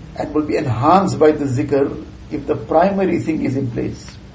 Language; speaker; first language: English; early bilingual, other home language; Urdu